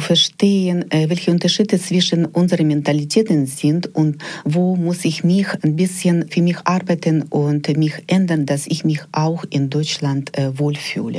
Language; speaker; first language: German; non-native, fluent; Ukrainian